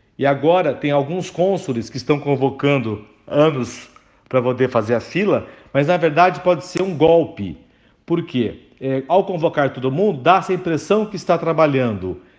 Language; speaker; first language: Portuguese; native; Portuguese